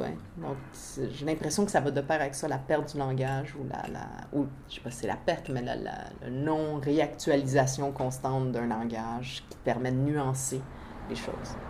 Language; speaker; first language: French; early bilingual, other home language; Spanish